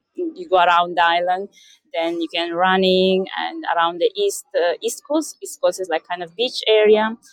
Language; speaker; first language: English; non-native, fluent; Russian